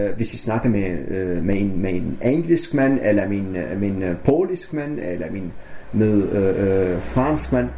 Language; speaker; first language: Danish; non-native, learner; Arabic